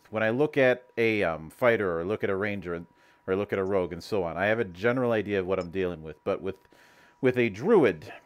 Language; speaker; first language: English; native; English